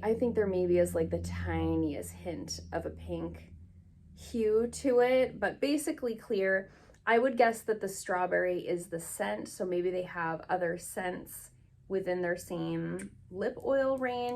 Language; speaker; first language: English; native; English